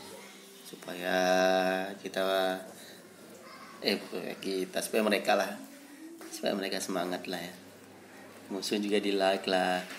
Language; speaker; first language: Indonesian; native; Indonesian